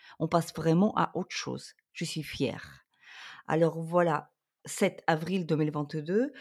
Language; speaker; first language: French; non-native, fluent; Ukrainian